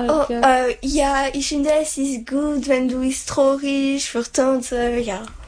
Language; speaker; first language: German; non-native, learner; French